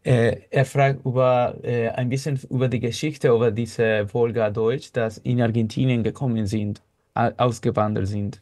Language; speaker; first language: German; non-native, fluent; Spanish